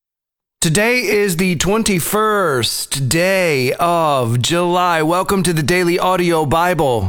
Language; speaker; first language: English; native; English